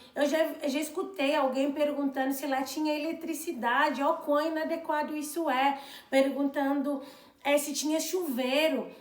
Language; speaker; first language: Portuguese; non-native, local second language; Kabuverdianu